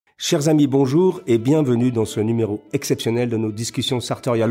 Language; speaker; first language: French; native; French